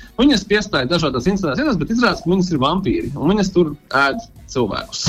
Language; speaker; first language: Latvian; non-native, local second language; Russian